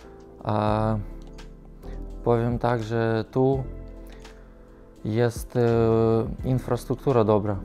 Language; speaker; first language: Polish; non-native, learner; Russian